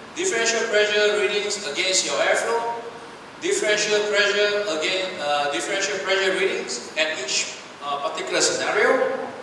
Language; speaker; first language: English; non-native, local second language; Chinese